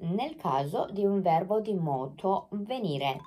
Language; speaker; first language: Italian; non-native, fluent; Japanese